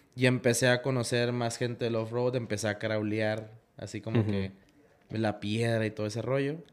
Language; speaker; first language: Spanish; native; Spanish